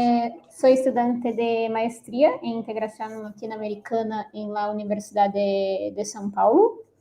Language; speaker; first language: Spanish; non-native, fluent; Portuguese